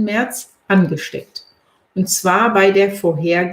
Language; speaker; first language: German; native; German